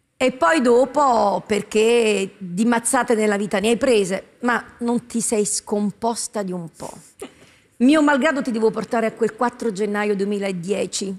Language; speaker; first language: Italian; native; Italian